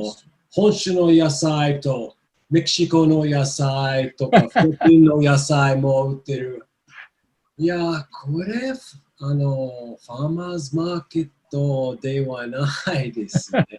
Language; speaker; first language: Japanese; non-native, learner; English